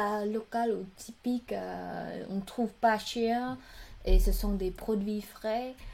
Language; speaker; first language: French; non-native, learner; Khmer